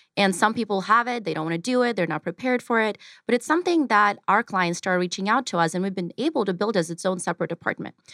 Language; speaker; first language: English; early bilingual, other home language; Ukrainian